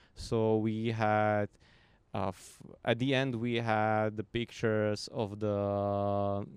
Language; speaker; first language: English; non-native, fluent; Slovak